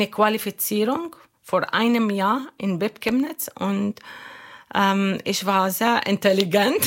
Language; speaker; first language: German; non-native, learner; Arabic